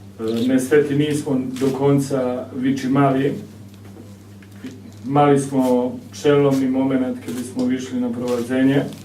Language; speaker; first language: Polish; non-native, learner; Croatian